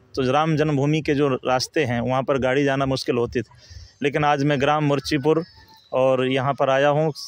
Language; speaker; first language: Hindi; native; Hindi